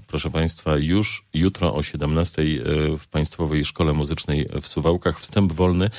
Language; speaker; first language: Polish; native; Polish